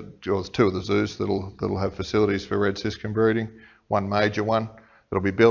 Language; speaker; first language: English; native; English